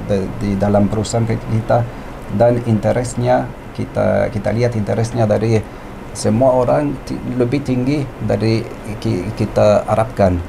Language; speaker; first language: Indonesian; non-native, fluent; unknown